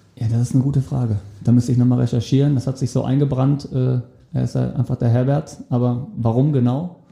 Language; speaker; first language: German; native; German